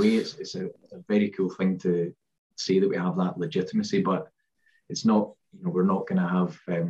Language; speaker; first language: English; native; English